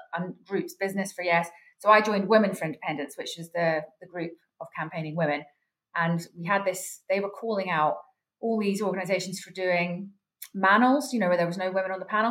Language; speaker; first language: English; native; English